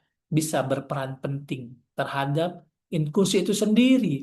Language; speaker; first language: Indonesian; native; Indonesian